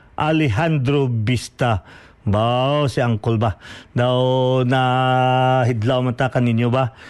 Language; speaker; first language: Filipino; non-native, local second language; Hiligaynon